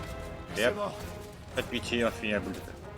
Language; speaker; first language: French; native; French